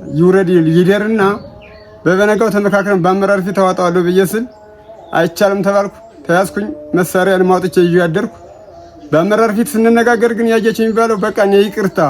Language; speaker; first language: Amharic; native; Amharic